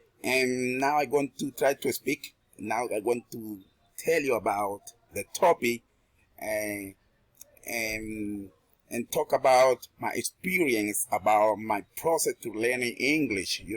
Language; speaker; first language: English; non-native, learner; Spanish